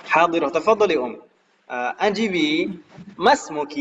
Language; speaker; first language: Arabic; non-native, fluent; Indonesian